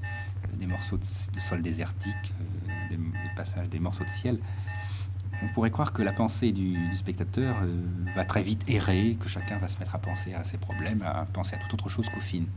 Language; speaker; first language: French; native; French